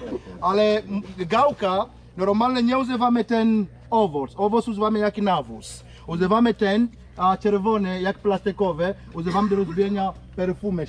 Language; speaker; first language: Polish; non-native, learner; Swahili